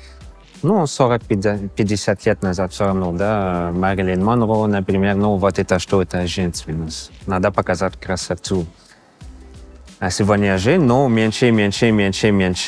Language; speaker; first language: Russian; non-native, fluent; English